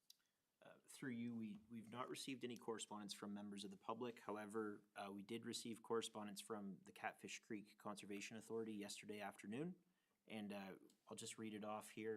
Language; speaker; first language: English; native; English